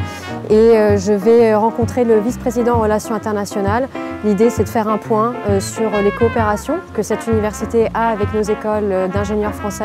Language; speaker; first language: French; native; French